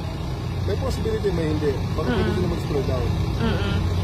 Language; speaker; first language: Filipino; native; Filipino